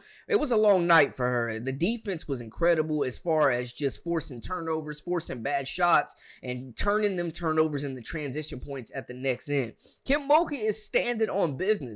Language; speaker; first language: English; native; English